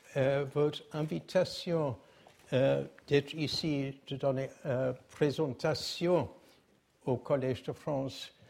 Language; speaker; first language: French; non-native, learner; English